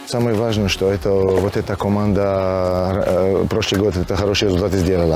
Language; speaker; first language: Russian; non-native, learner; Croatian